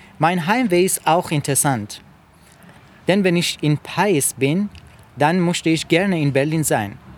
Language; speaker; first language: German; non-native, fluent; French